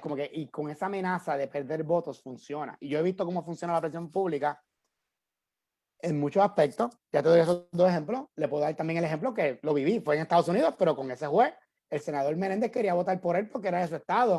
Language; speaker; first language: Spanish; native; Spanish